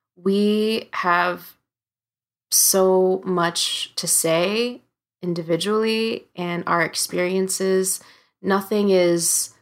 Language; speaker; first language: English; native; English